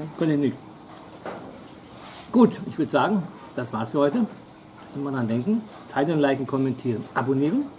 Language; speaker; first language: German; native; German